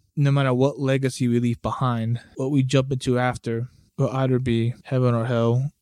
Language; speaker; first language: English; native; English